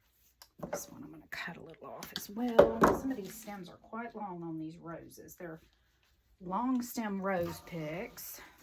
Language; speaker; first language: English; native; English